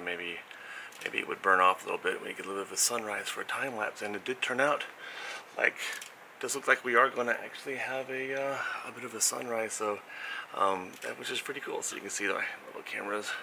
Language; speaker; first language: English; native; English